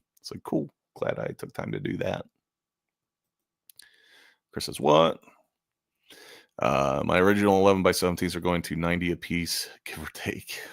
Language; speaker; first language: English; native; English